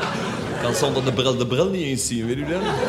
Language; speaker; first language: Dutch; native; Dutch